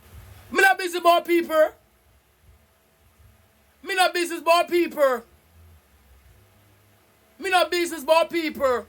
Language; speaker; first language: English; non-native, local second language; Jamaican Creole English